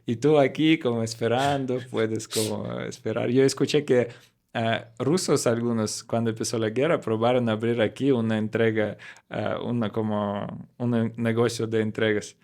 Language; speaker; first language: Spanish; non-native, learner; Russian